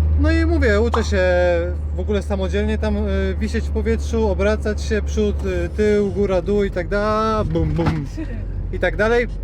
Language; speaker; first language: Polish; native; Polish